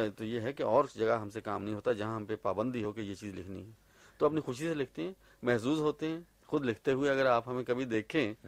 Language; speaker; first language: Urdu; native; Urdu